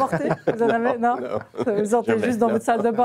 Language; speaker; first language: French; native; French